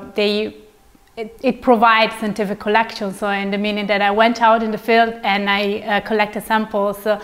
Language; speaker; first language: English; non-native, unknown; Italian